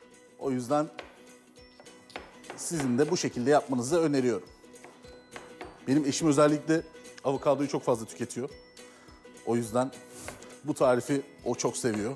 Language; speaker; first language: Turkish; native; Turkish